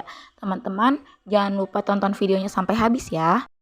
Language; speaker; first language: Indonesian; native; Indonesian